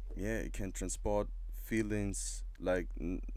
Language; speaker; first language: English; non-native, fluent; German